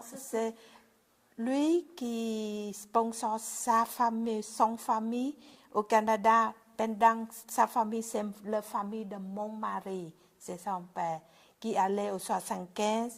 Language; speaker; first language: French; non-native, learner; Vietnamese